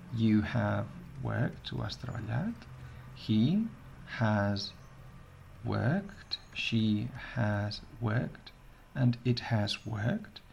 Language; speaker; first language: English; non-native, fluent; Catalan